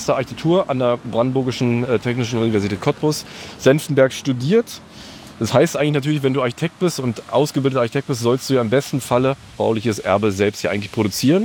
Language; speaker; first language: German; native; German